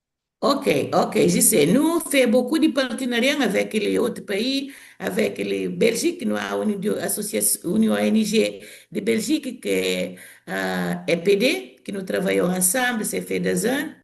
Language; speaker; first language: French; non-native, learner; Portuguese